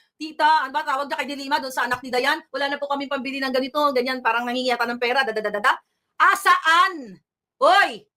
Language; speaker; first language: Filipino; non-native, local second language; Hiligaynon